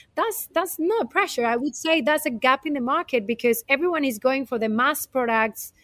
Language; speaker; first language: English; non-native, fluent; Spanish